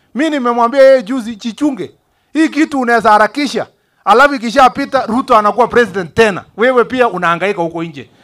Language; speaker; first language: Swahili; non-native, local second language; Kalenjin